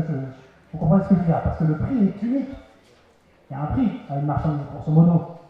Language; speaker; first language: French; native; French